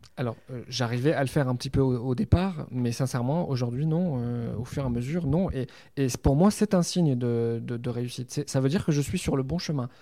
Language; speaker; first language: French; non-native, local second language; Arabic